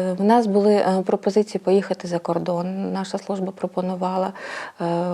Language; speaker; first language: Ukrainian; native; Ukrainian